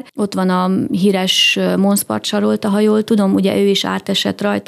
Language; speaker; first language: Hungarian; native; Hungarian